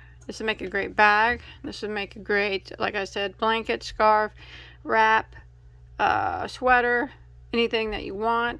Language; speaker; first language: English; native; English